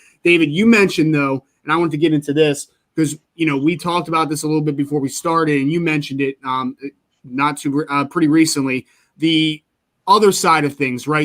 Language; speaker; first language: English; native; English